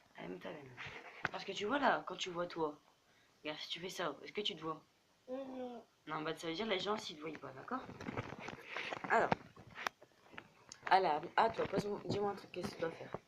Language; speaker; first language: French; native; French